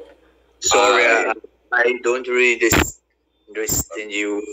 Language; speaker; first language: English; non-native, learner; Portuguese